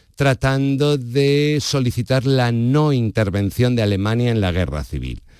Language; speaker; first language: Spanish; native; Spanish